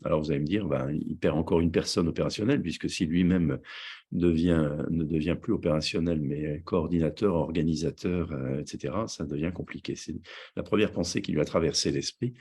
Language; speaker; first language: French; native; French